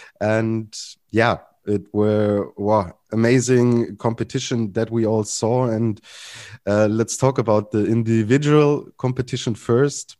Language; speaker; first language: English; non-native, fluent; German